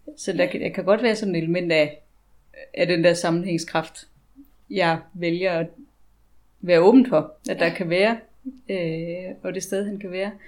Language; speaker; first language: Danish; native; Danish